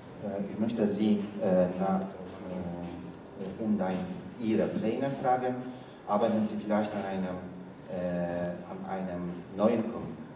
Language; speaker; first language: German; non-native, learner; Polish